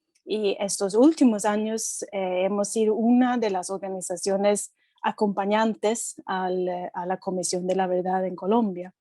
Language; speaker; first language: Spanish; non-native, fluent; Swedish